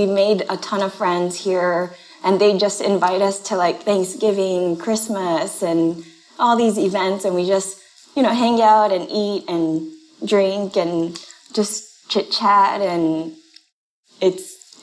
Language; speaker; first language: English; non-native, fluent; Japanese